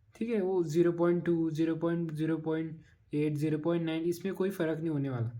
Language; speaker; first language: Hindi; non-native, local second language; Marathi